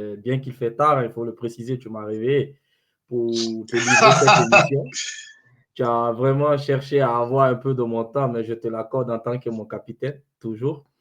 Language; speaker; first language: French; non-native, local second language; Fula